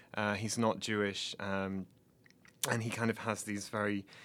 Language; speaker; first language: English; native; English